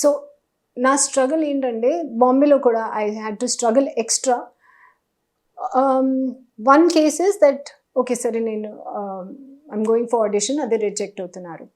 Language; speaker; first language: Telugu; non-native, learner; Hindi